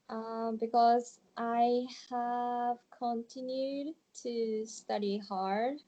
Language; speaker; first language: English; non-native, learner; Japanese